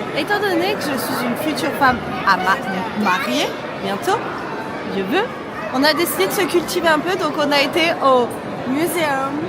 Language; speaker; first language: French; native; French